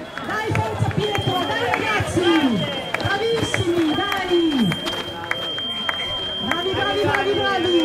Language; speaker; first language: Italian; native; Italian